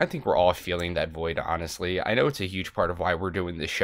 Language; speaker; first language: English; native; English